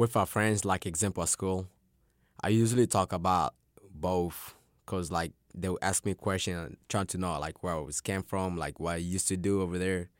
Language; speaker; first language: English; non-native, local second language; Swahili